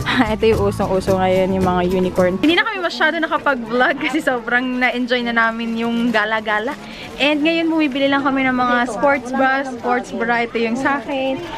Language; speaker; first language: Filipino; native; Filipino